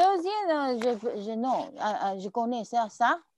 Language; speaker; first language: French; non-native, learner; Chinese